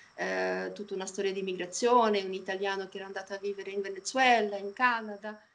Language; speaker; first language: Italian; non-native, fluent; Polish